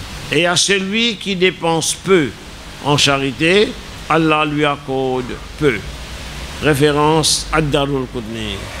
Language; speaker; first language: French; non-native, local second language; Morisyen